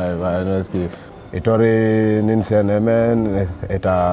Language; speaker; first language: Basque; non-native, learner; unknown